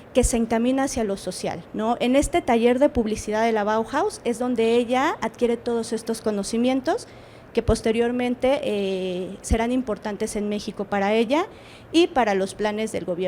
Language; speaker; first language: Spanish; native; Spanish